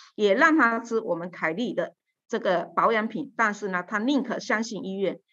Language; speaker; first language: Chinese; native; Chinese